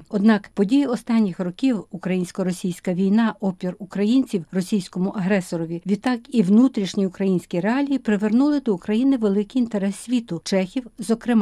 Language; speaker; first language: Ukrainian; native; Ukrainian